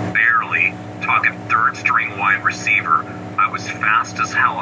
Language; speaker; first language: English; native; English